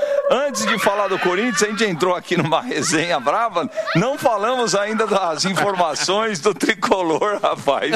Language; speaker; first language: Portuguese; native; Portuguese